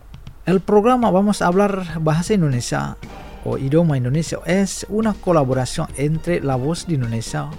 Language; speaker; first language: Spanish; non-native, fluent; Indonesian